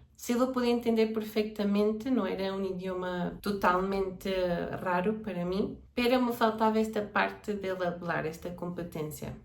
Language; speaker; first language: Spanish; non-native, fluent; Portuguese